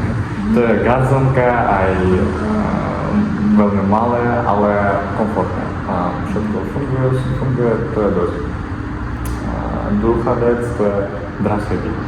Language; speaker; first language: Slovak; non-native, learner; Kazakh